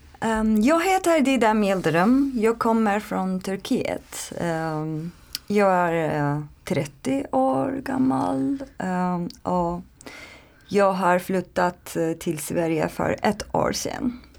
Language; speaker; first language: Swedish; non-native, learner; Turkish